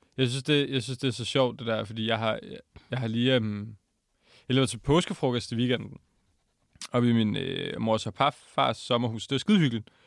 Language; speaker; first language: Danish; native; Danish